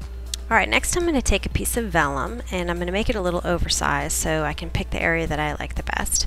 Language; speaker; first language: English; native; English